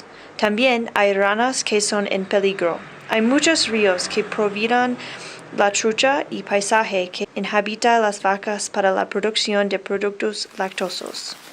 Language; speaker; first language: Spanish; non-native, learner; English